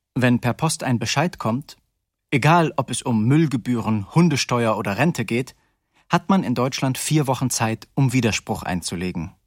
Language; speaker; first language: German; native; German